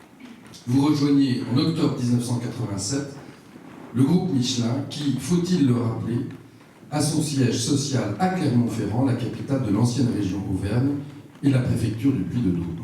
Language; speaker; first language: French; native; French